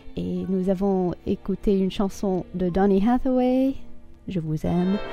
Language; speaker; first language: French; non-native, fluent; English